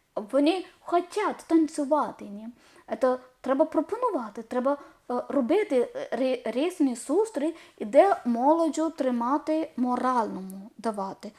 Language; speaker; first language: Ukrainian; non-native, learner; Malayalam